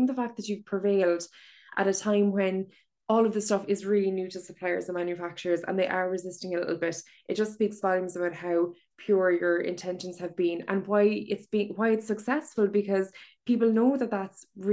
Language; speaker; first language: English; native; English